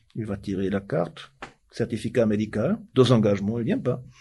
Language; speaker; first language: French; non-native, fluent; German